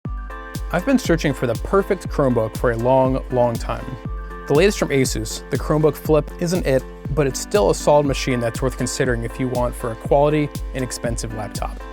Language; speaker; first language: English; native; English